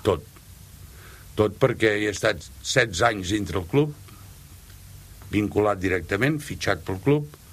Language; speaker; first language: Catalan; native; Catalan